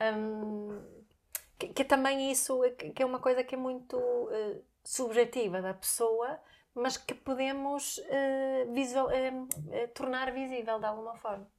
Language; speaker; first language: Portuguese; non-native, fluent; Swedish